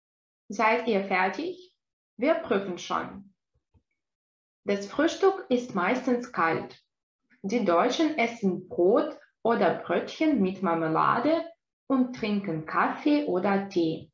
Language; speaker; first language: German; non-native, fluent; Russian